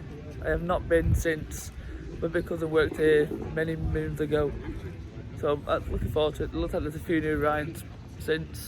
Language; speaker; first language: English; native; English